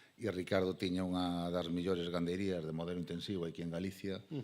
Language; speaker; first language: Galician; native; Galician